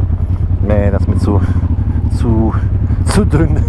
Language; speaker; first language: German; native; German